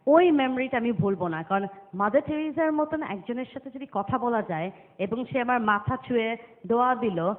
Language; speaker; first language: Bangla; early bilingual, other home language; English